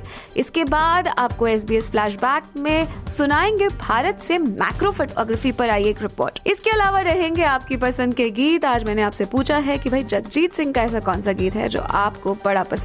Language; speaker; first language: Hindi; native; Hindi